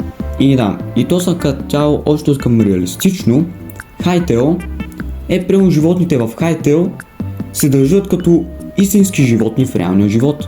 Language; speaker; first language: Bulgarian; native; Bulgarian